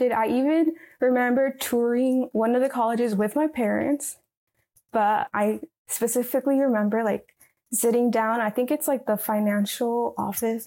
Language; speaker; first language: English; native; English